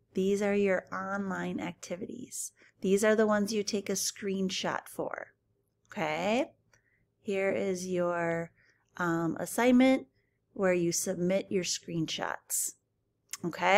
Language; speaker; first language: English; native; English